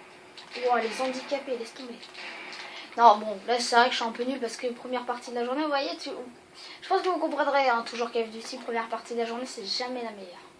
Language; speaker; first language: French; native; French